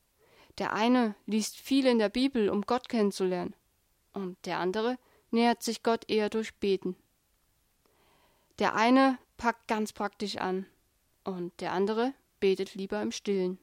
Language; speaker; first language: German; native; German